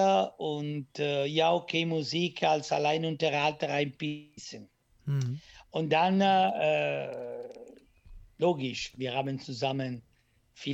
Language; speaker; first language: German; non-native, learner; Italian